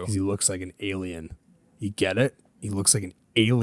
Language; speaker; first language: English; native; English